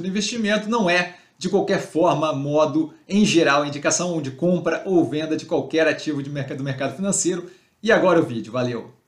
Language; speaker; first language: Portuguese; native; Portuguese